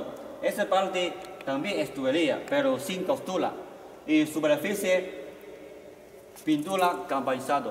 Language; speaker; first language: Spanish; non-native, learner; Chinese